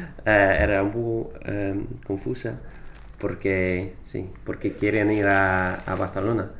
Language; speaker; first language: Spanish; non-native, fluent; English